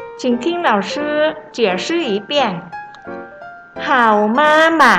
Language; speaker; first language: Chinese; non-native, fluent; Thai